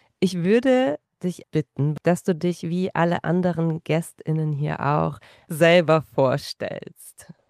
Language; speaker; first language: German; native; German